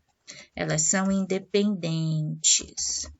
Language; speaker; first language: Portuguese; native; Portuguese